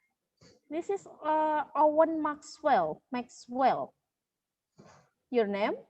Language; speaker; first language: English; non-native, learner; Indonesian